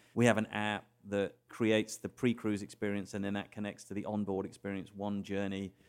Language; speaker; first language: English; native; English